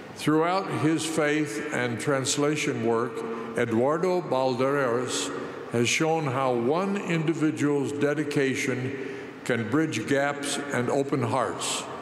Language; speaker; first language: English; native; English